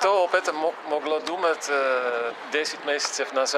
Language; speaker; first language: Russian; non-native, fluent; Dutch